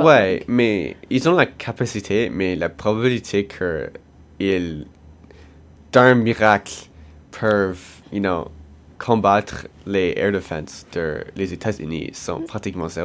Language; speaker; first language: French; non-native, learner; English